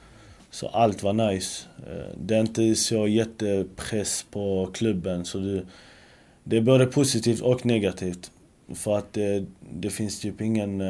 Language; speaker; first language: Swedish; early bilingual, other home language; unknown